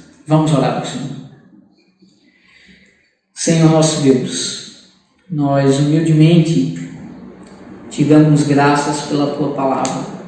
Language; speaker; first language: Portuguese; native; Portuguese